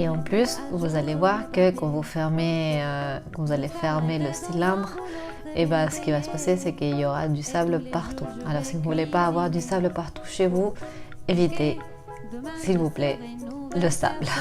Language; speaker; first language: French; non-native, fluent; Spanish